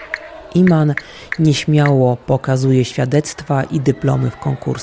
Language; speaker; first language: Polish; native; Polish